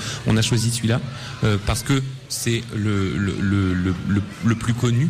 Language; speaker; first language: French; native; French